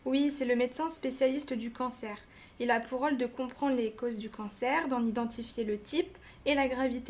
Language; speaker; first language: French; native; French